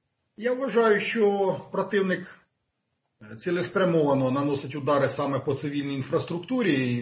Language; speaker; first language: Ukrainian; native; Ukrainian